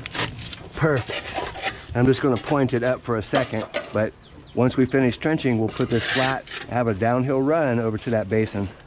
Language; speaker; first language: English; native; English